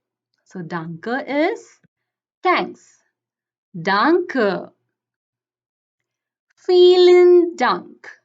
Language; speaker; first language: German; non-native, fluent; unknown